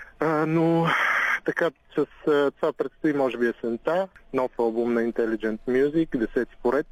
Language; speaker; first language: Bulgarian; native; Bulgarian